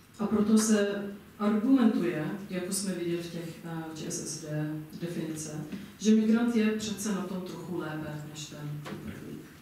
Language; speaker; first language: Czech; non-native, fluent; English